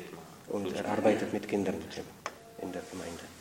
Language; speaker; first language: German; non-native, fluent; Czech